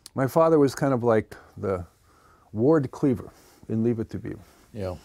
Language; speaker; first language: English; native; English